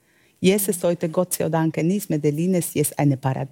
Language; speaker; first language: German; non-native, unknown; Spanish